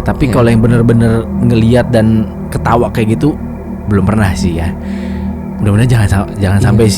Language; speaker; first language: Indonesian; native; Indonesian